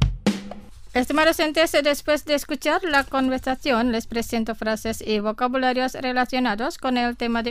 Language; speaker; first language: Spanish; non-native, fluent; Indonesian